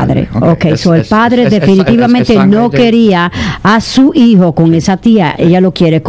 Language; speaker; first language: Spanish; native; Spanish